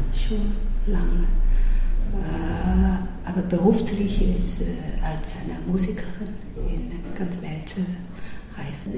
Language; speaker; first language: German; non-native, learner; Chinese